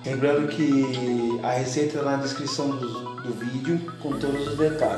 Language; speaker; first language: Portuguese; native; Portuguese